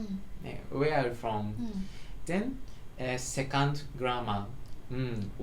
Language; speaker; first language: English; non-native, learner; Japanese